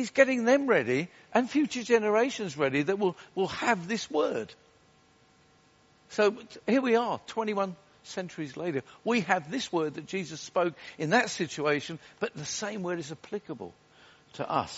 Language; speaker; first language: English; native; English